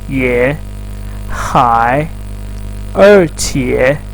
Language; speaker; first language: Chinese; non-native, fluent; Urdu